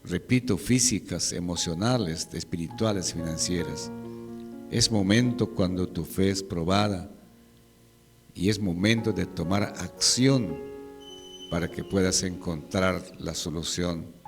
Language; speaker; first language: Spanish; native; Spanish